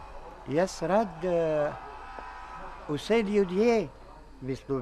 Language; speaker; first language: Slovenian; non-native, learner; Arabic